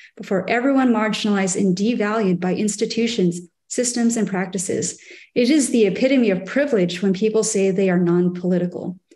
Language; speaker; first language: English; native; English